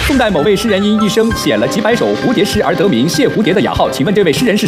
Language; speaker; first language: Chinese; native; Chinese